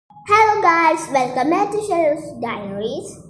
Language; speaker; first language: Malayalam; native; Malayalam